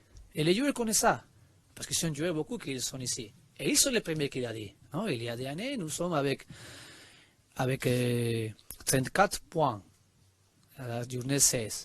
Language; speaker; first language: French; non-native, learner; Spanish